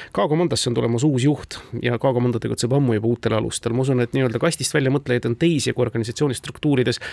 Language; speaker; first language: Estonian; native; Estonian